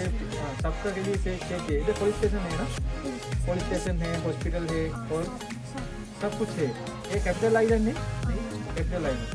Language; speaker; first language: Hindi; non-native, learner; Sinhala